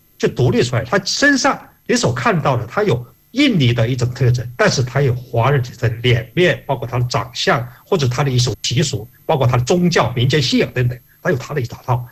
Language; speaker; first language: Chinese; non-native, local second language; Hakka Chinese